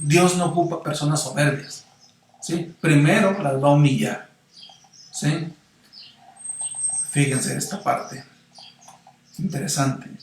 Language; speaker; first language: Spanish; native; Spanish